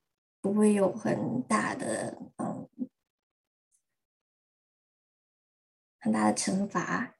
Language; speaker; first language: Chinese; early bilingual, heritage; Chinese